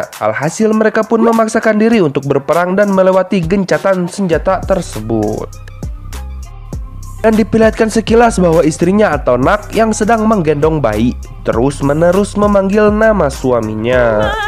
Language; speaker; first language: Indonesian; native; Indonesian